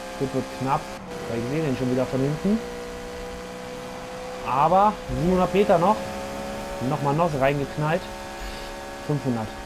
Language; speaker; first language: German; native; German